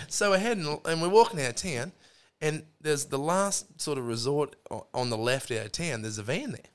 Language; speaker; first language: English; native; English